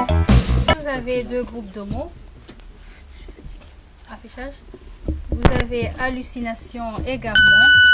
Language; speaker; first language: French; non-native, local second language; Comorian